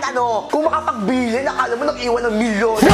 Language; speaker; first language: Filipino; native; Filipino